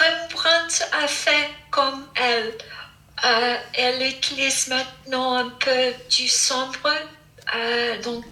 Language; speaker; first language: French; non-native, fluent; English